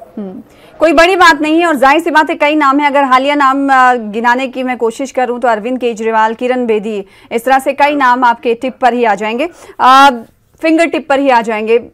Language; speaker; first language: Hindi; native; Hindi